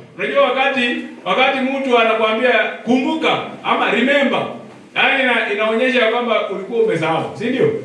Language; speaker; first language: Swahili; non-native, local second language; Luyia